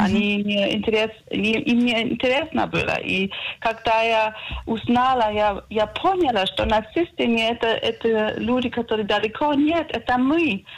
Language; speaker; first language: Russian; non-native, learner; German